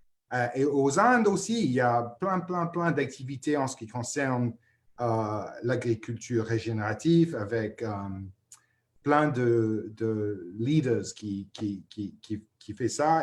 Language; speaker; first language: French; non-native, fluent; English